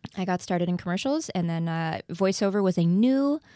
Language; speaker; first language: English; native; English